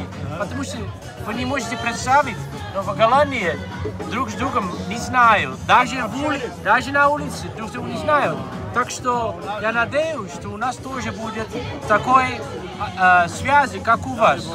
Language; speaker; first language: Russian; non-native, learner; Dutch